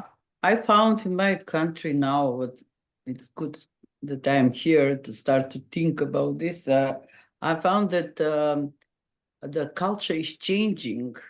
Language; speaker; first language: English; non-native, fluent; Macedonian